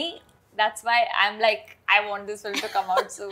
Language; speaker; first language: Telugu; non-native, fluent; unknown